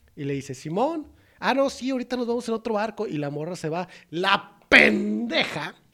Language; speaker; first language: Spanish; native; Spanish